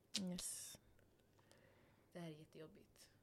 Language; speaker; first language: Swedish; non-native, local second language; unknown